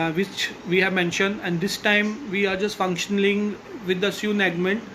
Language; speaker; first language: English; non-native, local second language; Marathi